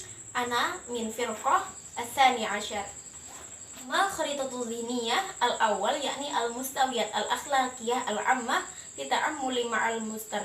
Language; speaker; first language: Arabic; non-native, learner; Indonesian